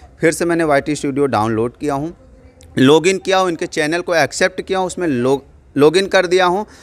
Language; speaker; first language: Hindi; native; Hindi